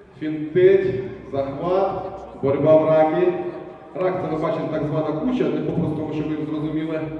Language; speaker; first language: Ukrainian; native; Ukrainian